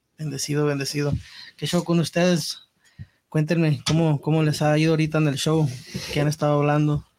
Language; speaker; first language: Spanish; early bilingual, heritage; Spanish